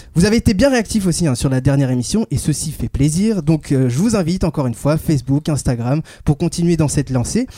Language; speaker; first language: French; native; French